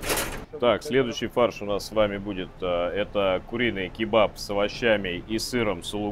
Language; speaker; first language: Russian; native; Russian